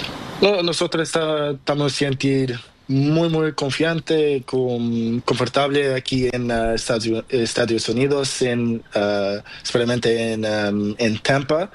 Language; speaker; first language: Spanish; non-native, learner; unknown